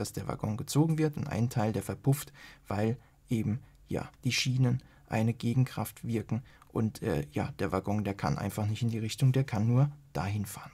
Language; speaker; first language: German; native; German